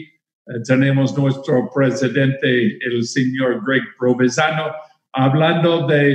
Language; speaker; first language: Spanish; non-native, fluent; English